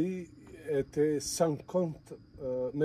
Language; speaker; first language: French; non-native, learner; Bosnian